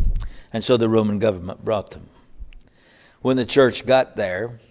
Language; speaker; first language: English; native; English